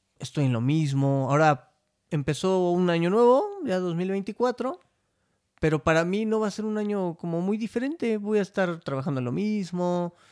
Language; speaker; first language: Spanish; native; Spanish